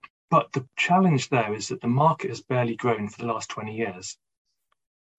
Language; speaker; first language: English; native; English